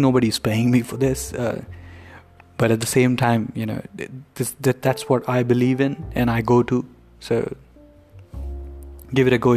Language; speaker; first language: English; non-native, local second language; Hindi